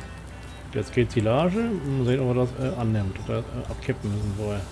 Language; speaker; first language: German; native; German